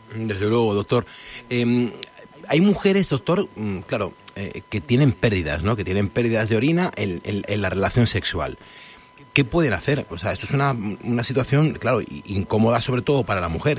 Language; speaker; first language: Spanish; native; Spanish